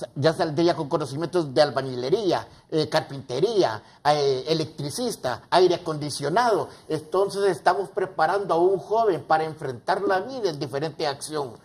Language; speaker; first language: Spanish; native; Spanish